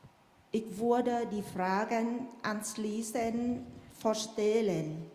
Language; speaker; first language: German; non-native, fluent; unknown